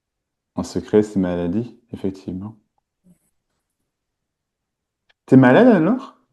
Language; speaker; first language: French; native; French